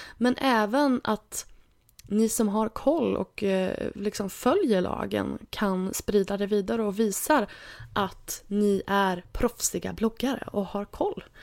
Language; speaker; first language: Swedish; native; Swedish